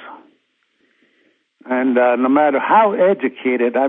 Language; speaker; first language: English; early bilingual, other home language; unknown